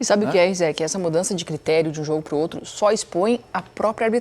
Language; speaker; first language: Portuguese; native; Portuguese